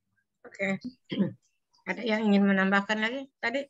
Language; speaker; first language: Indonesian; native; Indonesian